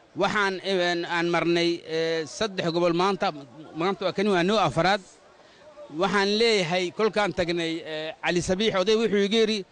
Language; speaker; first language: Somali; non-native, local second language; Afar